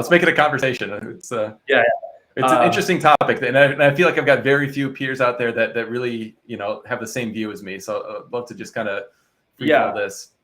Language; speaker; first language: English; native; English